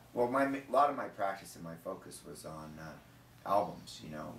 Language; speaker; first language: English; native; English